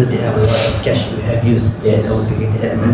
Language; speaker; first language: English; non-native, learner; Malay